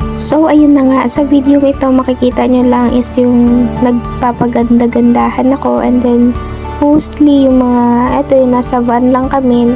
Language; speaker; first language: Filipino; non-native, local second language; Hiligaynon